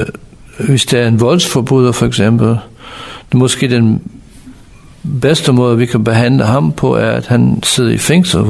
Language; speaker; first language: Danish; non-native, fluent; English